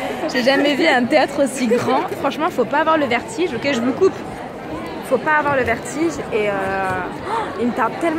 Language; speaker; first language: French; native; French